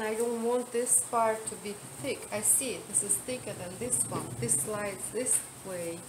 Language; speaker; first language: English; non-native, fluent; Russian